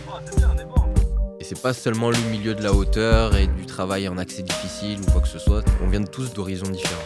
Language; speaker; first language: French; native; French